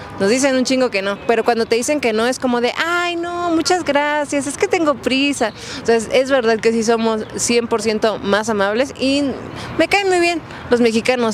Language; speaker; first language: Spanish; native; Spanish